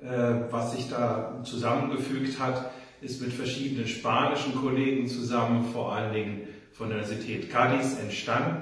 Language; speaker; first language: German; native; German